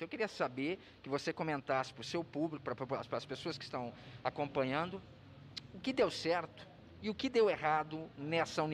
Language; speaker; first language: Portuguese; native; Portuguese